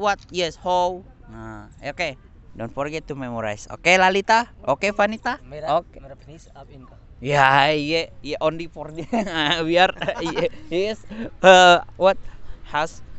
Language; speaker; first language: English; non-native, learner; Indonesian